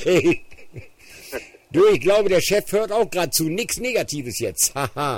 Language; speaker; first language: German; native; German